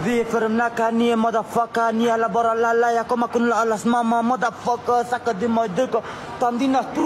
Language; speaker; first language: Swedish; non-native, learner; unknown